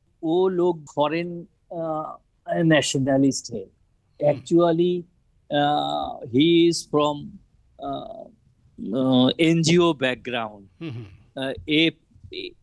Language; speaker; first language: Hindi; non-native, learner; Bangla